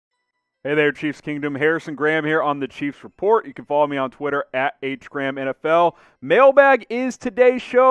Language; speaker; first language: English; native; English